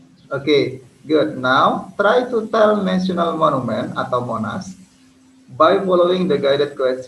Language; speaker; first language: English; non-native, fluent; Indonesian